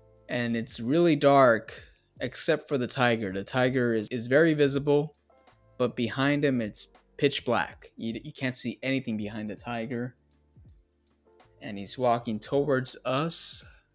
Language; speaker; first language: English; native; English